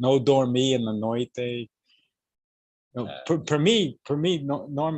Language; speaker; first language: Portuguese; non-native, learner; English